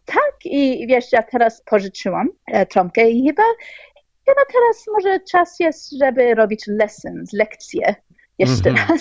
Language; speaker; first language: Polish; early bilingual, heritage; Polish